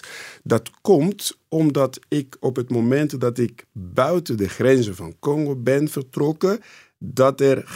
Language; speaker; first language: Dutch; non-native, fluent; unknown